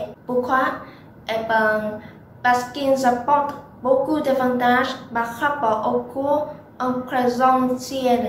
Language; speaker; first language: French; non-native, learner; Vietnamese